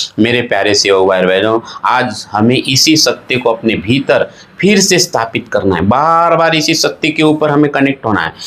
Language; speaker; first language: Hindi; non-native, local second language; Marathi